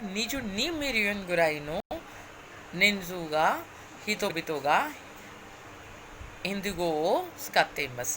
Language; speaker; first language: Japanese; non-native, fluent; Hindi